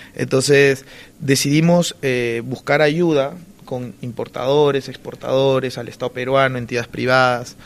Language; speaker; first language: Spanish; native; Spanish